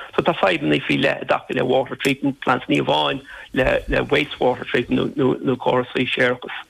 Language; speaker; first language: Irish; non-native, local second language; English